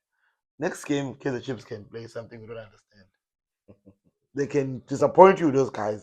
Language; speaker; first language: English; non-native, local second language; Zulu